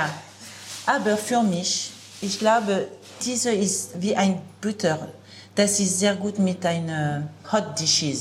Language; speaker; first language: German; non-native, learner; French